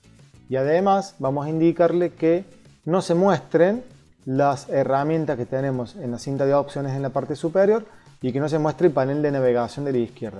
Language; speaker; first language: Spanish; native; Spanish